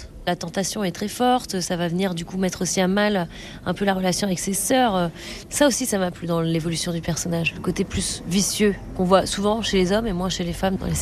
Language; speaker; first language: French; native; French